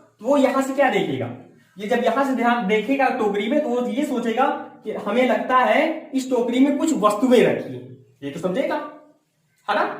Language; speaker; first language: Hindi; native; Hindi